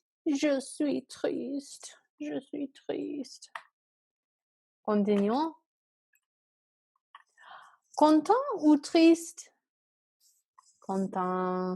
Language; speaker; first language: French; non-native, fluent; English